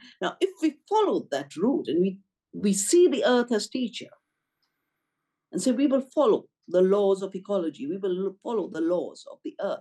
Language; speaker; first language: English; non-native, local second language; Hindi